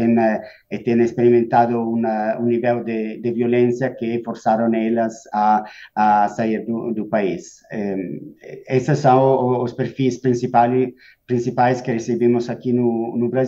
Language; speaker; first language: Portuguese; non-native, fluent; Spanish